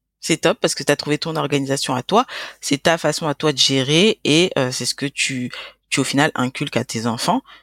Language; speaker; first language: French; native; French